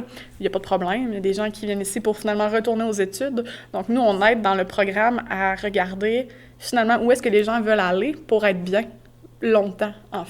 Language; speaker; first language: French; native; French